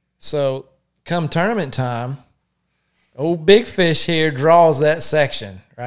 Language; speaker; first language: English; native; English